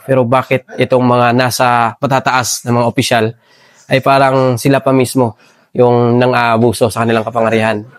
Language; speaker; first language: Filipino; native; Filipino